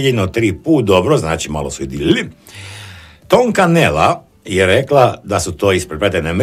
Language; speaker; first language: Croatian; native; Croatian